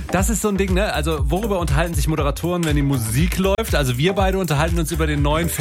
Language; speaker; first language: German; native; German